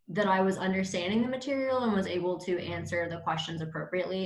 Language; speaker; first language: English; native; English